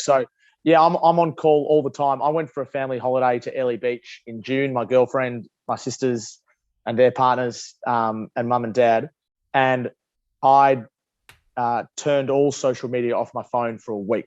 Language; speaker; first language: English; native; English